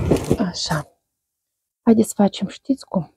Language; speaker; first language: Romanian; non-native, learner; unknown